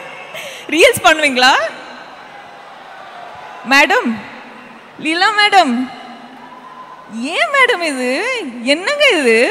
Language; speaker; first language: Tamil; non-native, learner; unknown